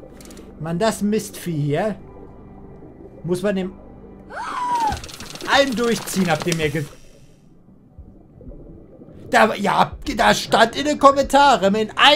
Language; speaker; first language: German; native; German